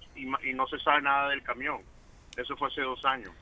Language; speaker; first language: Spanish; native; Spanish